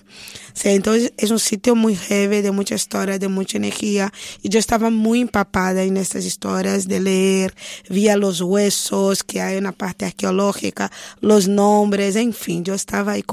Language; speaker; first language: Spanish; non-native, fluent; Portuguese